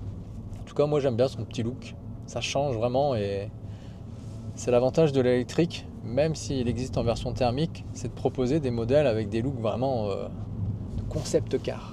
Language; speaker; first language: French; native; French